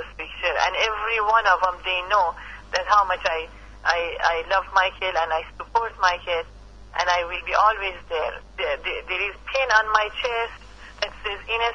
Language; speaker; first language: English; non-native, fluent; Persian